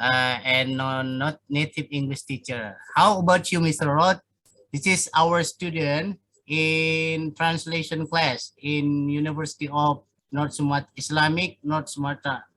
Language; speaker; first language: English; non-native, fluent; Indonesian